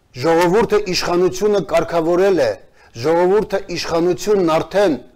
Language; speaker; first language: Armenian; native; Armenian